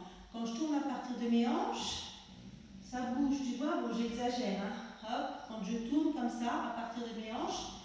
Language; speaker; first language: French; native; French